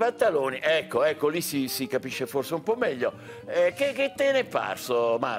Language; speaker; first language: Italian; native; Italian